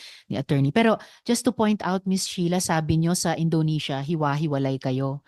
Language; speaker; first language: Filipino; native; Filipino